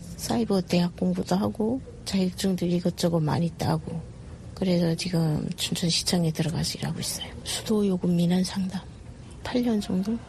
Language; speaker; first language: Korean; native; Korean